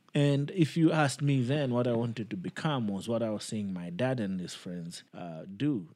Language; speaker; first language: English; non-native, local second language; Nyanja